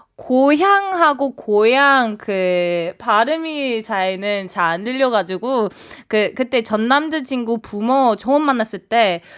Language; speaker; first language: Korean; non-native, fluent; English